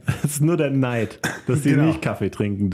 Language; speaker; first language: German; native; German